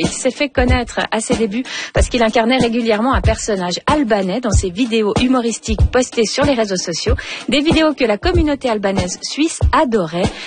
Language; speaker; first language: French; native; French